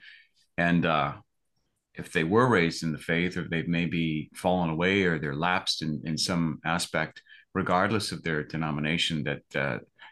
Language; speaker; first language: English; native; English